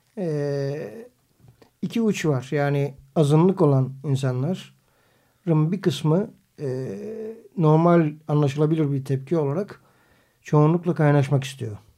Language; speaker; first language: Turkish; native; Turkish